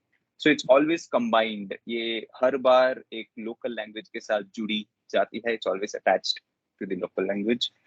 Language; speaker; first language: Hindi; non-native, local second language; Telugu